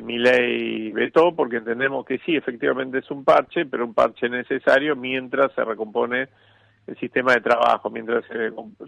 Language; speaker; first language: Spanish; native; Spanish